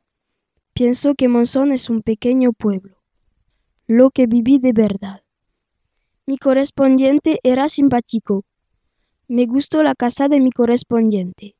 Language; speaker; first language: Spanish; non-native, learner; French